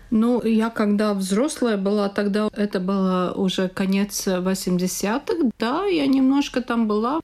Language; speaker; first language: Russian; non-native, local second language; Latvian